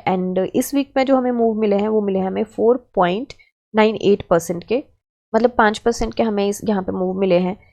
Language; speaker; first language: Hindi; native; Hindi